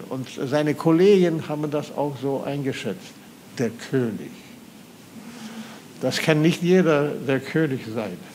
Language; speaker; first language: German; non-native, fluent; Swedish